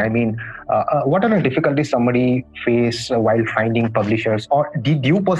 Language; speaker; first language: English; non-native, local second language; Assamese